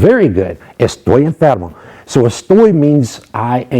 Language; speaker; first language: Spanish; non-native, fluent; English